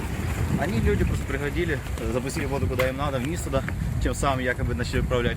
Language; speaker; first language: Russian; native; Russian